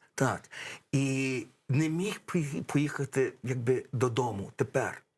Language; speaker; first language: Ukrainian; early bilingual, heritage; English